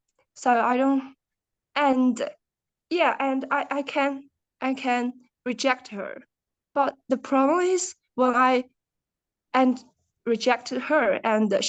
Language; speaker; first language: English; non-native, learner; Chinese